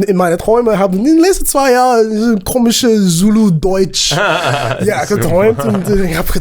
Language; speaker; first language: German; non-native, learner; Zulu